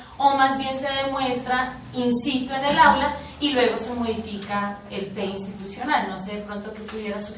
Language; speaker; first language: Spanish; native; Spanish